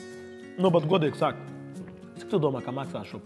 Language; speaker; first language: Latvian; non-native, learner; Portuguese